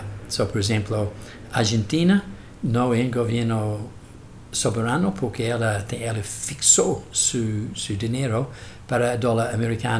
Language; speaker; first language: Portuguese; non-native, fluent; English